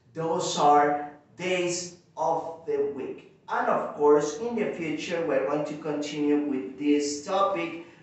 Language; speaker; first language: English; non-native, fluent; Spanish